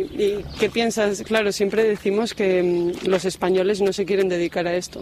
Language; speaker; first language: Spanish; native; Spanish